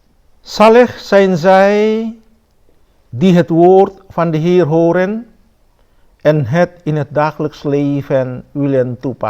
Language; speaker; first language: Dutch; non-native, fluent; Indonesian